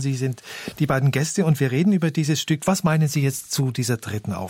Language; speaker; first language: German; native; German